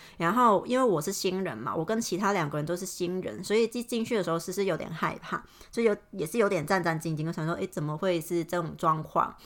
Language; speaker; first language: Chinese; non-native, local second language; Cantonese